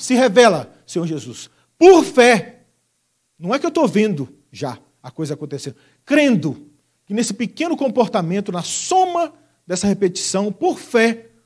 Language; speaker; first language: Portuguese; native; Portuguese